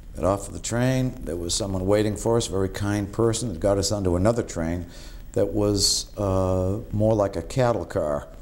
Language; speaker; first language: English; native; English